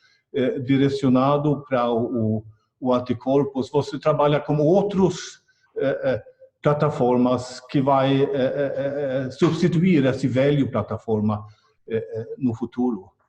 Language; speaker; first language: Portuguese; non-native, fluent; Swedish